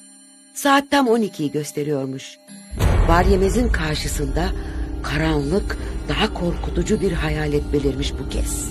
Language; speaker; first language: Turkish; non-native, fluent; Kazakh